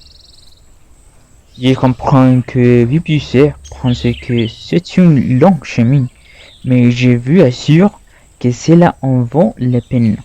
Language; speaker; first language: French; non-native, learner; Spanish